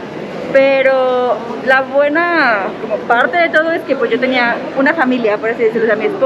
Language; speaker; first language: Spanish; native; Spanish